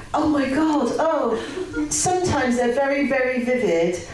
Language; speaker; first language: English; native; English